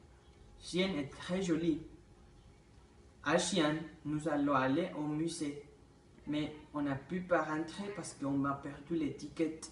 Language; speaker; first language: French; non-native, learner; Spanish